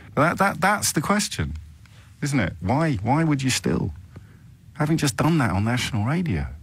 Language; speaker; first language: English; native; English